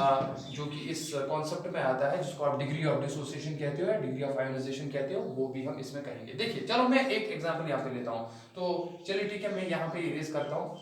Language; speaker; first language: Hindi; non-native, local second language; Kashmiri